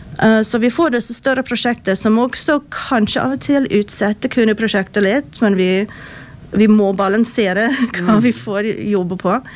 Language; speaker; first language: Norwegian; non-native, fluent; English